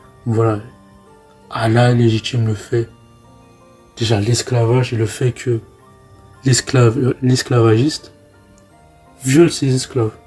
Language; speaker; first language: French; native; French